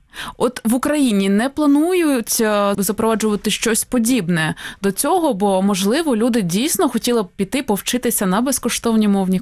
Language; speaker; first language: Ukrainian; native; Ukrainian